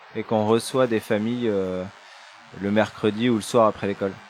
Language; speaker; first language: French; native; French